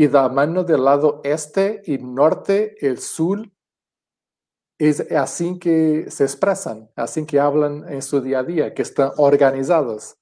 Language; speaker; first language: Spanish; non-native, fluent; Portuguese